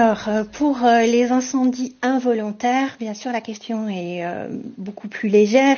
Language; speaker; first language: French; native; French